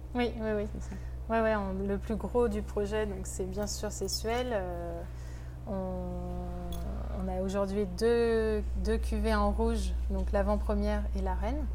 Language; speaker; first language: French; native; French